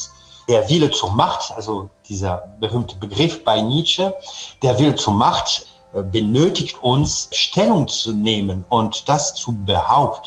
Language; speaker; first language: German; non-native, fluent; French